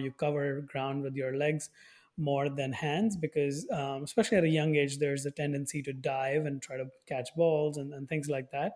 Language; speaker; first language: English; non-native, local second language; Hindi